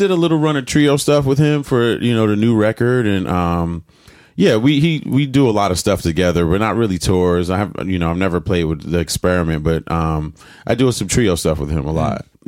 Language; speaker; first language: English; native; English